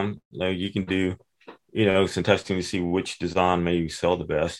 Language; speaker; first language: English; native; English